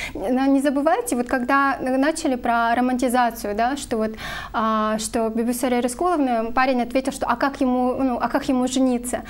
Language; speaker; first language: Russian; non-native, local second language; Kyrgyz